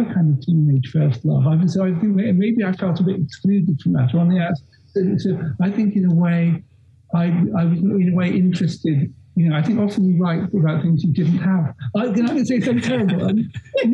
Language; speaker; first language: English; native; English